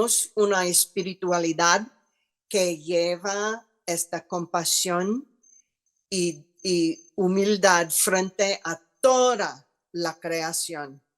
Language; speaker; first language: Spanish; non-native, fluent; English